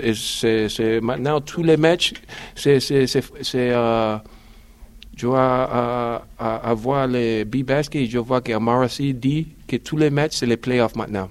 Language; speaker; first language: French; non-native, learner; English